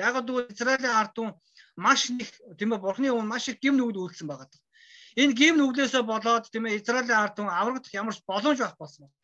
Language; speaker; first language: Mongolian; non-native, fluent; Korean